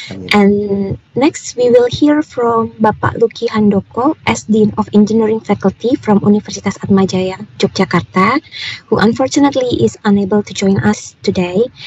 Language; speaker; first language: English; non-native, fluent; Indonesian